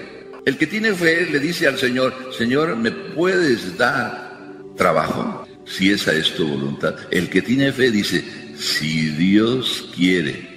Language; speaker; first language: Spanish; native; Spanish